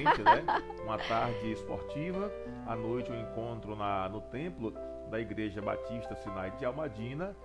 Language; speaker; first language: Portuguese; native; Portuguese